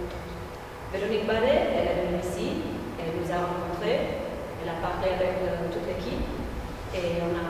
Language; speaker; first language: French; non-native, fluent; Italian